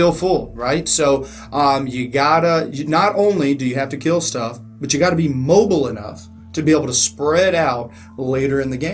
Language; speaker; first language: English; native; English